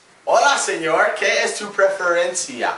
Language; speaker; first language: Spanish; non-native, learner; English